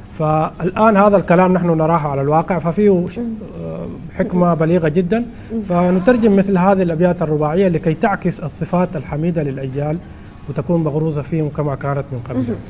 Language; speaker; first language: Arabic; non-native, local second language; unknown